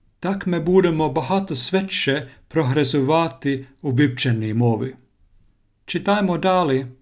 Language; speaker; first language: Ukrainian; non-native, learner; Finnish